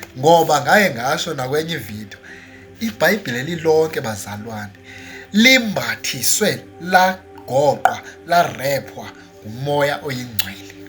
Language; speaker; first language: Zulu; non-native, local second language; Xhosa